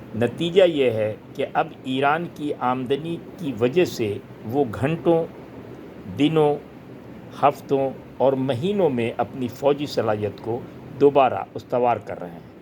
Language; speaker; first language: Urdu; native; Urdu